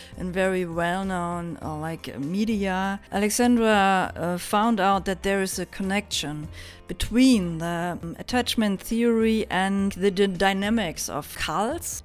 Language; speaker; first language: English; non-native, fluent; German